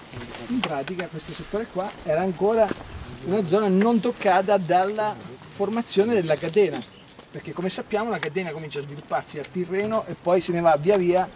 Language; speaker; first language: Italian; native; Italian